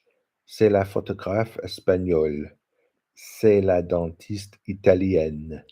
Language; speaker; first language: French; non-native, learner; English